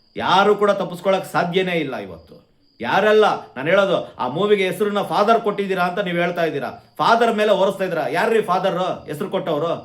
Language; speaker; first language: Kannada; non-native, local second language; Konkani